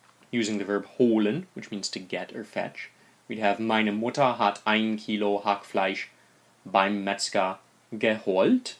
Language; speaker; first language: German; non-native, fluent; English